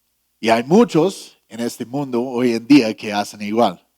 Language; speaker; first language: Spanish; non-native, fluent; English